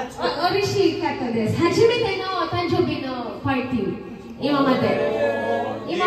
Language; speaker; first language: Japanese; non-native, learner; Filipino